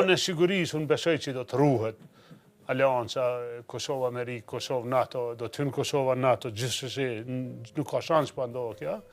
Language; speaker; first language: Albanian; native; Albanian